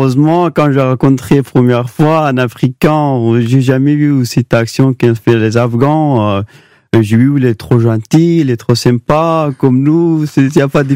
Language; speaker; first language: French; non-native, learner; Pashto